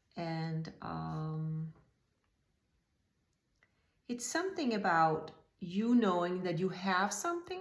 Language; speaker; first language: English; non-native, fluent; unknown